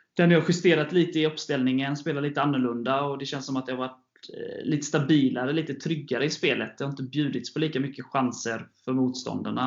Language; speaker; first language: Swedish; native; Swedish